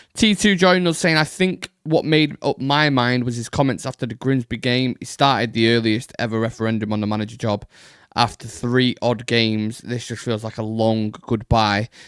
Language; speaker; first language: English; native; English